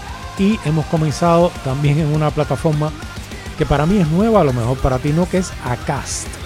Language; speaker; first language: Spanish; native; Spanish